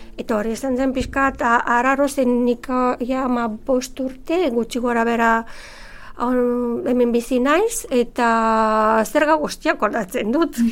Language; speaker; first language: Basque; non-native, fluent; Bulgarian